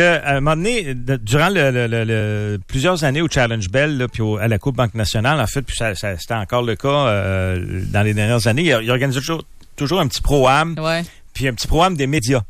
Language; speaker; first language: French; native; French